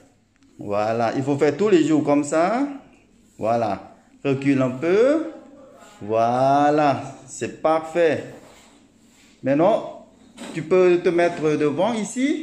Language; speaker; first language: French; non-native, learner; Thai